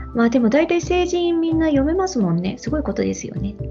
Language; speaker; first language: Japanese; native; Japanese